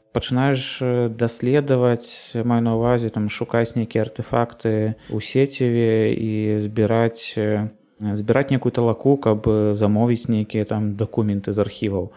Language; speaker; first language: Belarusian; native; Belarusian